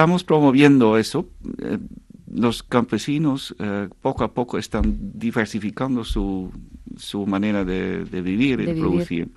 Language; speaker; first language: Spanish; non-native, fluent; Dutch